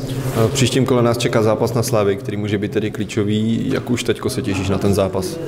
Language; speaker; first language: Czech; native; Czech